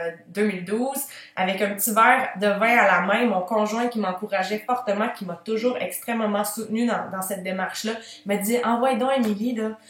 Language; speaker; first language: French; native; French